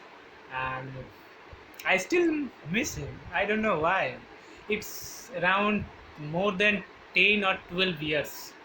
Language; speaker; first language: English; non-native, learner; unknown